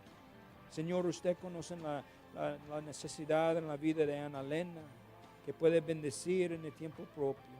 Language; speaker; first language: Spanish; non-native, learner; English